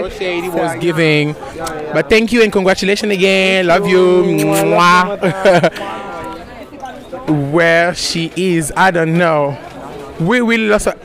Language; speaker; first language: English; non-native, fluent; French